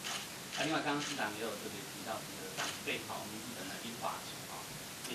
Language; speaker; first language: Chinese; native; Chinese